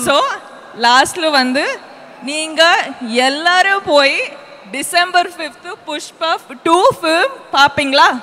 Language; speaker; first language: Tamil; non-native, learner; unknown